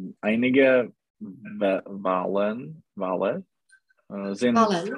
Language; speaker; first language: German; non-native, learner; Czech